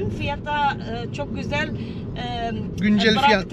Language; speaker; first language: Turkish; non-native, learner; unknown